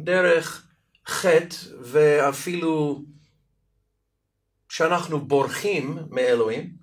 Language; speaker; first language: Hebrew; non-native, fluent; Russian